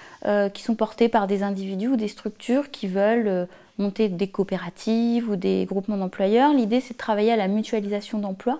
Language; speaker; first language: French; native; French